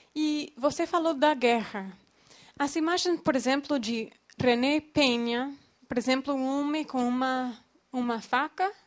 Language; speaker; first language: Portuguese; non-native, fluent; English